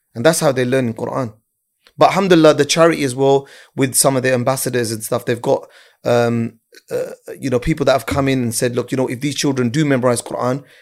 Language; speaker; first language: English; early bilingual, other home language; Urdu